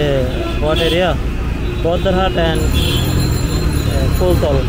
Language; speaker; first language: English; non-native, learner; Bangla